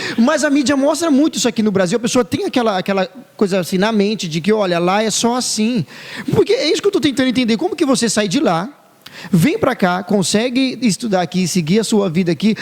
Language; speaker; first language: Portuguese; native; Portuguese